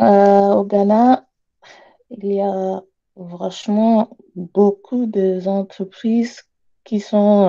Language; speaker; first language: French; non-native, learner; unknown